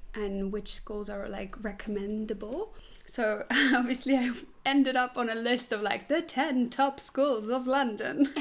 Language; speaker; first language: English; non-native, fluent; Swiss German